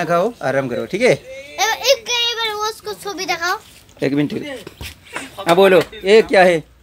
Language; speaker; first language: Hindi; non-native, local second language; Malayalam